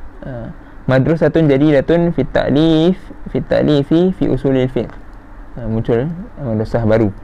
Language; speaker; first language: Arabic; non-native, fluent; Malay